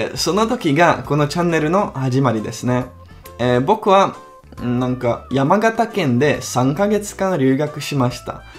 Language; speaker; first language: Japanese; non-native, fluent; Czech